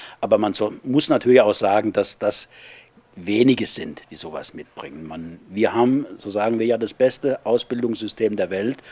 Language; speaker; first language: German; native; German